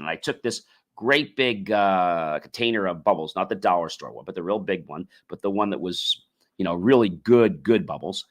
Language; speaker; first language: English; native; English